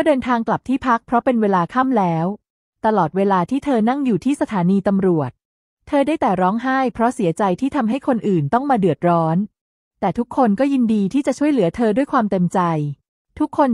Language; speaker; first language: Thai; native; Thai